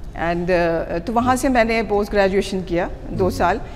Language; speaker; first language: Hindi; native; Hindi